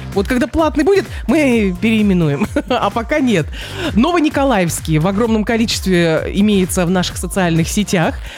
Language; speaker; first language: Russian; native; Russian